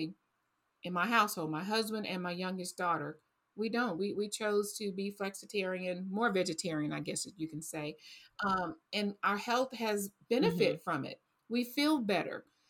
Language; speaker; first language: English; native; English